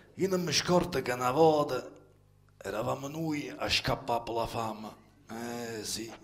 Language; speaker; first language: Italian; early bilingual, other home language; French